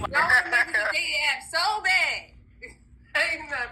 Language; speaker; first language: English; native; English